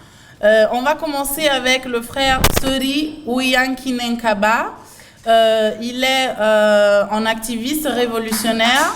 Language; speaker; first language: French; non-native, fluent; Italian